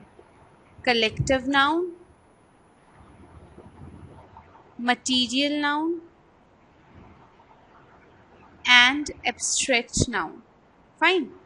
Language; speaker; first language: English; non-native, local second language; Hindi